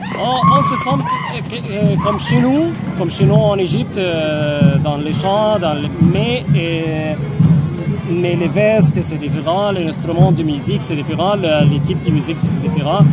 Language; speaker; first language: French; non-native, fluent; Arabic